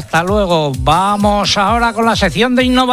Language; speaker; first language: Spanish; native; Spanish